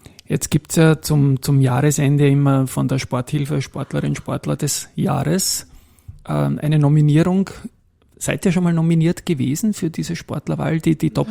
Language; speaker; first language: German; native; German